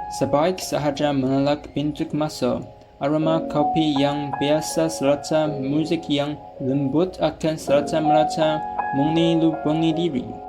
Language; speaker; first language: Malay; non-native, learner; Chinese